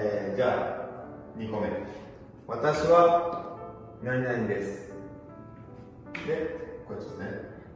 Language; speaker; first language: Japanese; non-native, fluent; Portuguese